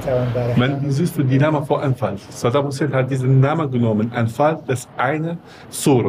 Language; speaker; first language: German; non-native, learner; Kurdish